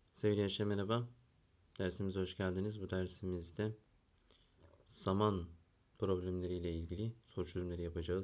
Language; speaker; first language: Turkish; native; Turkish